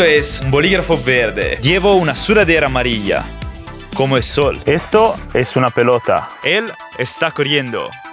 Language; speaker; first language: Spanish; non-native, learner; Italian